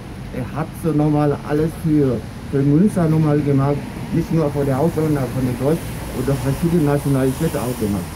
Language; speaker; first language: German; non-native, learner; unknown